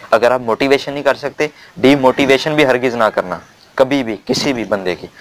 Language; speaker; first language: Urdu; native; Urdu